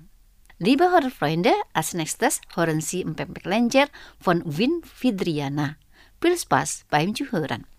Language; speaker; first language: German; non-native, fluent; Indonesian